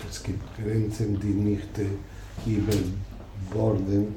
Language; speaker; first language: German; non-native, learner; Spanish